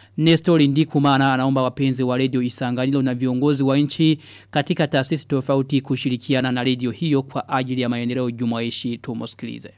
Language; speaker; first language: Swahili; non-native, local second language; Rundi